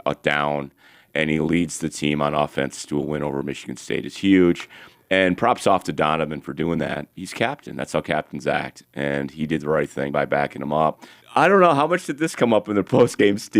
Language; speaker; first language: English; native; English